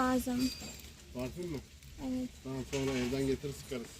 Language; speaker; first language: Turkish; native; Turkish